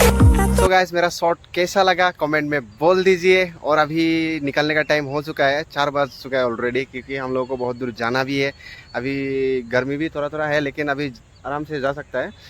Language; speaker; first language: Hindi; non-native, local second language; Assamese